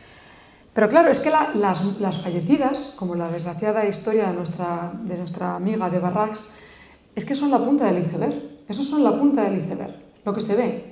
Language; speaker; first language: Spanish; native; Spanish